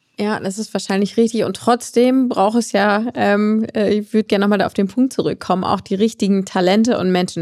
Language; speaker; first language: German; native; German